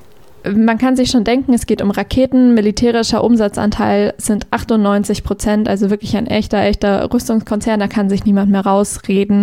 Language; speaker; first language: German; native; German